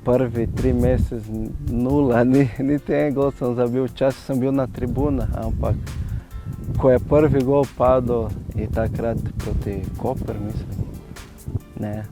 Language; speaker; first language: Slovenian; non-native, fluent; Portuguese